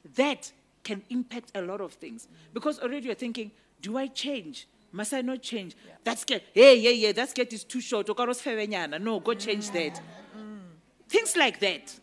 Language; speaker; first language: English; non-native, local second language; Northern Sotho